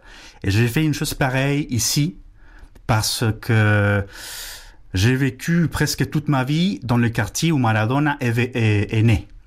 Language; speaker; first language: French; non-native, fluent; Spanish